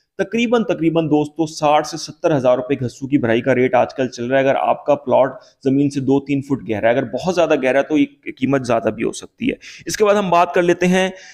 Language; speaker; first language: Urdu; native; Urdu